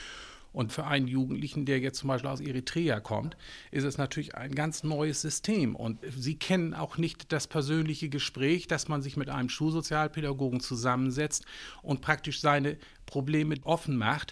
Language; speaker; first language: German; native; German